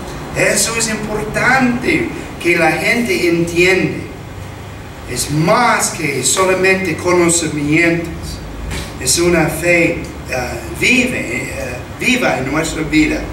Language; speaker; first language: Spanish; non-native, fluent; English